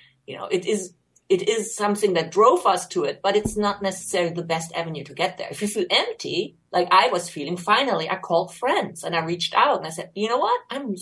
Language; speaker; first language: English; non-native, fluent; German